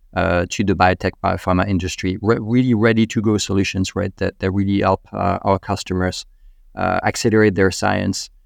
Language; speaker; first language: English; non-native, fluent; French